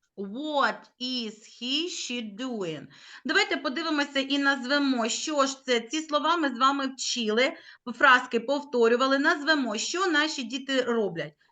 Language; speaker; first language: Ukrainian; native; Ukrainian